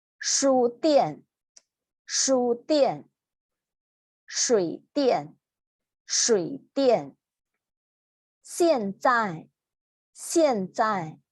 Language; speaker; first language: Chinese; non-native, fluent; Thai